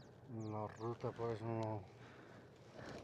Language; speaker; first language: Spanish; native; Spanish